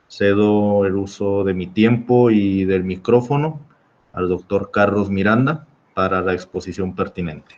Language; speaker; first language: Spanish; native; Spanish